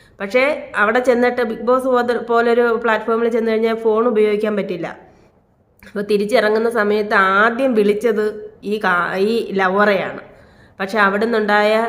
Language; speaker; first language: Malayalam; native; Malayalam